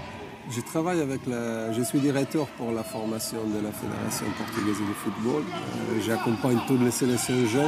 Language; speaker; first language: French; non-native, fluent; Portuguese